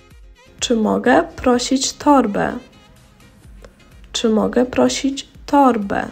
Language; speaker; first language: Polish; non-native, fluent; Russian